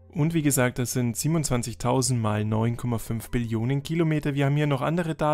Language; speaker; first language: German; native; German